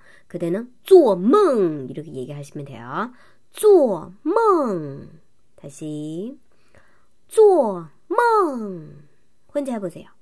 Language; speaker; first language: Korean; non-native, fluent; Chinese